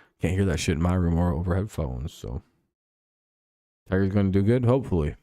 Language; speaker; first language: English; native; English